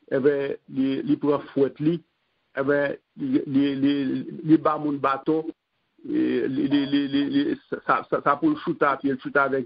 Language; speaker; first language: French; non-native, local second language; Haitian Creole